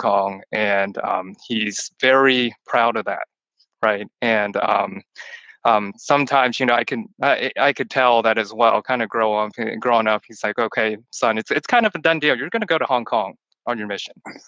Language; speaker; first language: English; early bilingual, other home language; Chinese